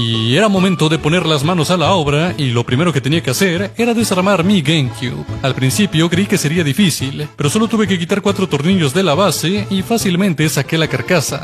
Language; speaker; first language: Spanish; native; Spanish